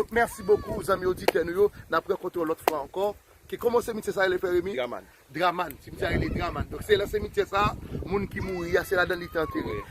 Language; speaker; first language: Haitian Creole; native; Haitian Creole